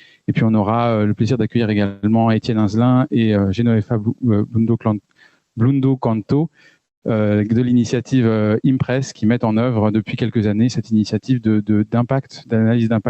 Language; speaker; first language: French; native; French